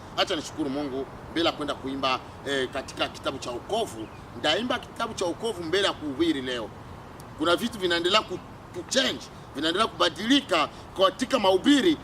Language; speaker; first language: Swahili; native; Swahili